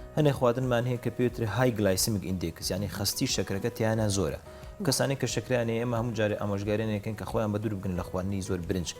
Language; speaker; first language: Central Kurdish; native; Central Kurdish